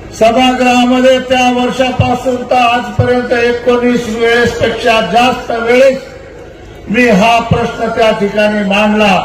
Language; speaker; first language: Marathi; non-native, local second language; Lambadi